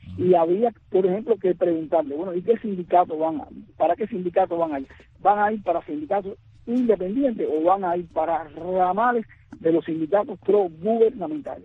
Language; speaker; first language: Spanish; native; Spanish